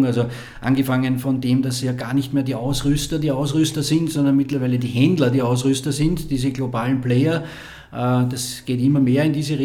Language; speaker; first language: German; native; German